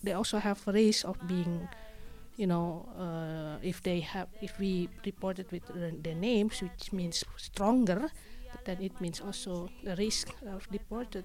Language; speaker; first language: English; non-native, fluent; Indonesian